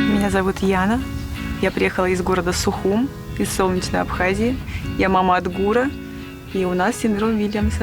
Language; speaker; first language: Russian; native; Russian